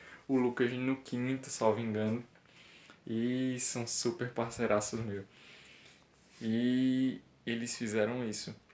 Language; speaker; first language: Portuguese; native; Portuguese